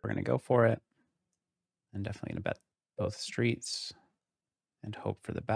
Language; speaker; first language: English; native; English